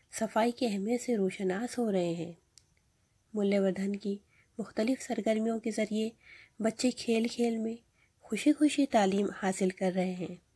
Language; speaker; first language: Urdu; native; Urdu